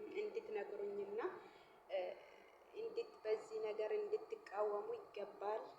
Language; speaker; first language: Amharic; non-native, local second language; Oromo